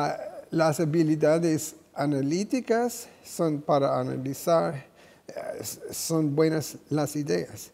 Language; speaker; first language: Spanish; non-native, fluent; English